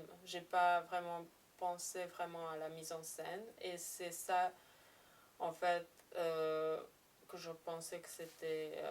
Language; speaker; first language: French; non-native, fluent; Serbian